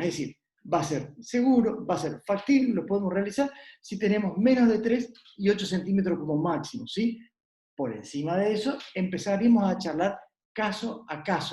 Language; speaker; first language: Spanish; native; Spanish